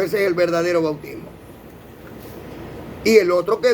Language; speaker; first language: Spanish; native; Spanish